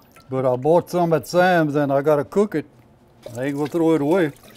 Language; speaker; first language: English; early bilingual, other home language; French